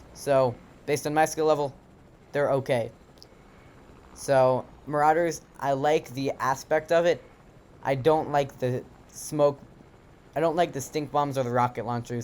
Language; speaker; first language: English; native; English